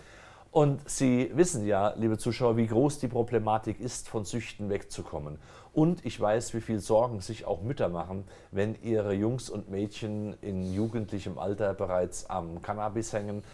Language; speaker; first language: German; native; German